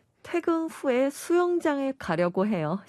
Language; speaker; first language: Korean; non-native, fluent; Chinese